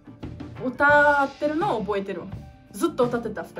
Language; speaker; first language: Japanese; non-native, learner; Portuguese